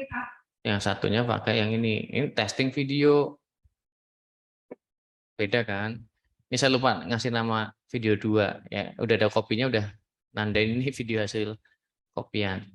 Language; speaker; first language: Indonesian; native; Indonesian